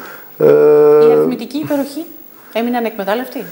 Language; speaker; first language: Greek; native; Greek